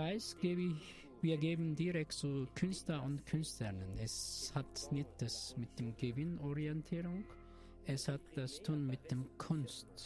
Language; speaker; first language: German; non-native, learner; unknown